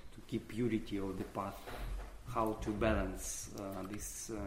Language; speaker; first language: English; non-native, fluent; Russian